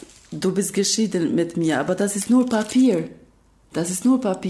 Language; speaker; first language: German; non-native, learner; Albanian